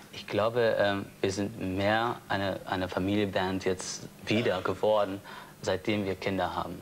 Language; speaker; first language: German; non-native, fluent; English